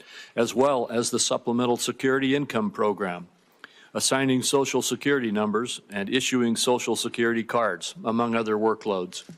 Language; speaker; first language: English; native; English